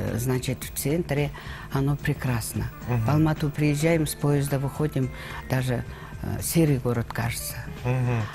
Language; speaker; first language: Russian; non-native, local second language; Kazakh